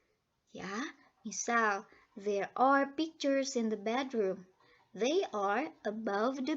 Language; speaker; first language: English; non-native, fluent; Indonesian